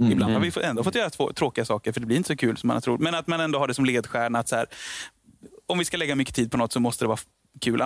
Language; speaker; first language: Swedish; native; Swedish